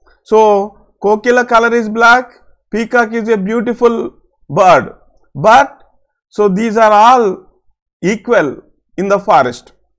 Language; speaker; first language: English; non-native, local second language; Telugu